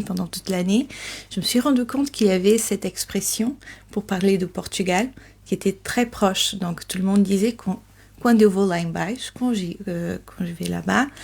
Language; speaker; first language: French; non-native, fluent; Portuguese